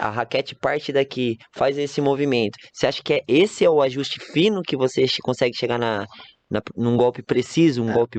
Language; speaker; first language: Portuguese; native; Portuguese